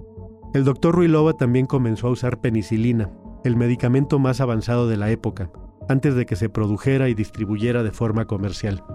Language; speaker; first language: Spanish; native; Spanish